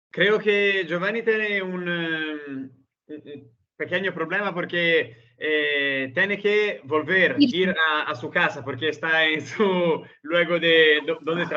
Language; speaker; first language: Spanish; non-native, learner; Italian